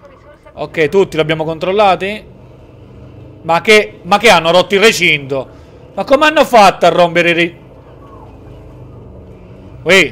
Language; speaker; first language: Italian; native; Italian